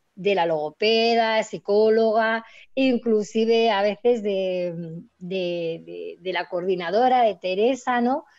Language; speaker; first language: Spanish; native; Spanish